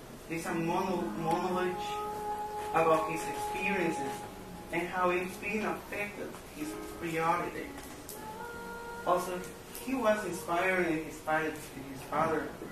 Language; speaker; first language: English; non-native, learner; Spanish